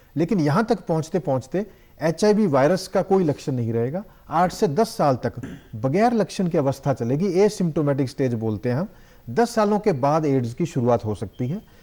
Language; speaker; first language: Hindi; native; Hindi